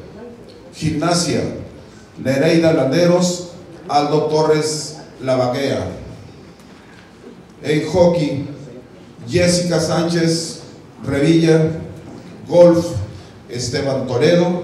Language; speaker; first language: Spanish; native; Spanish